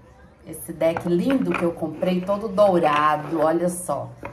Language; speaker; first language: Portuguese; native; Portuguese